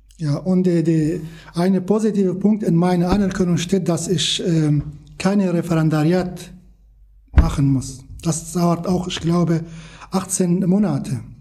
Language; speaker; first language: German; non-native, learner; Kurdish